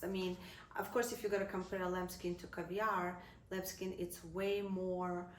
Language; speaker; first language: English; non-native, fluent; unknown